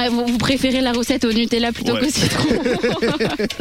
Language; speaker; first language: French; native; French